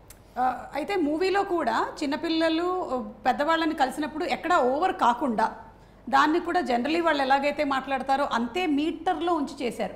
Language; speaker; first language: Telugu; native; Telugu